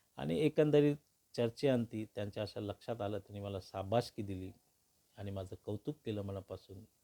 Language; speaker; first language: Marathi; non-native, local second language; Hindi